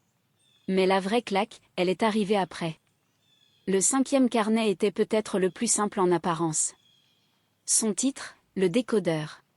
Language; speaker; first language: French; native; French